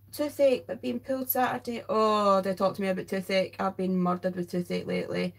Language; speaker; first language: English; native; English